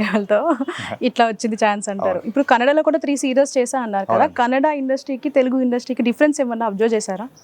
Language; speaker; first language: Telugu; native; Telugu